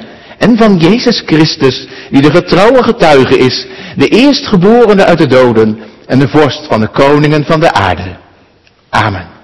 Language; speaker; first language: Dutch; native; Dutch